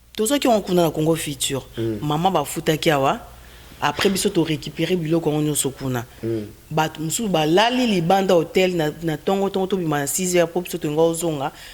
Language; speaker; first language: Lingala; native; Lingala